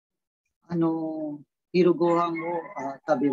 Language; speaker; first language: Japanese; non-native, learner; Filipino